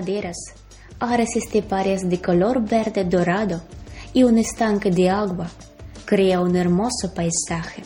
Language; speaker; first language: Spanish; non-native, fluent; Ukrainian